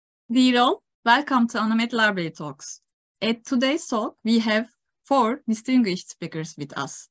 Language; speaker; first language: English; non-native, fluent; Turkish